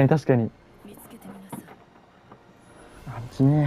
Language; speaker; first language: Japanese; native; Japanese